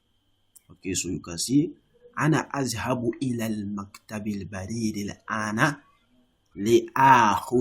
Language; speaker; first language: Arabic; non-native, fluent; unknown